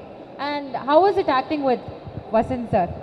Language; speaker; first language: Tamil; native; Tamil